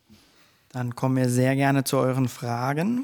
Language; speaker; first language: German; native; German